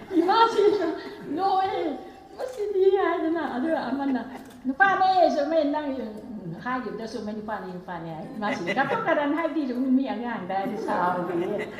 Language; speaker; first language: Manipuri; non-native, local second language; Rongmei Naga